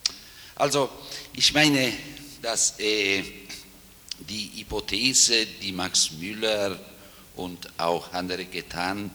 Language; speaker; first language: German; non-native, fluent; Italian